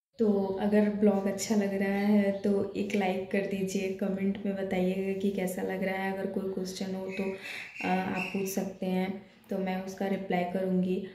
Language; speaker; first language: Hindi; non-native, local second language; Bangla